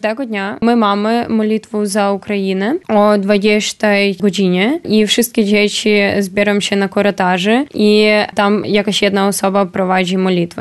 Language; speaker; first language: Polish; non-native, learner; Ukrainian